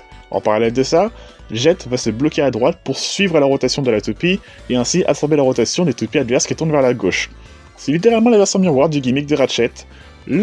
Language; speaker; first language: French; native; French